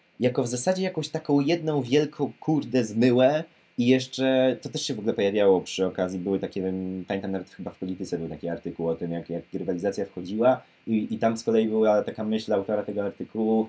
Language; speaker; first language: Polish; native; Polish